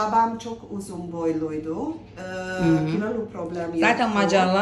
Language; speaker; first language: Turkish; non-native, learner; Hungarian